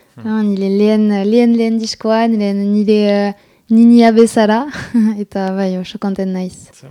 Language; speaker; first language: Basque; non-native, local second language; French